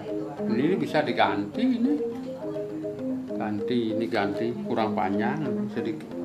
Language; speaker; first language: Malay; non-native, local second language; Balinese